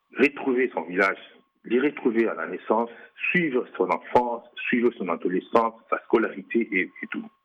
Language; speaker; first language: French; non-native, local second language; Lingala